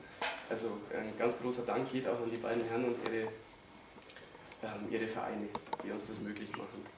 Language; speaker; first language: German; native; German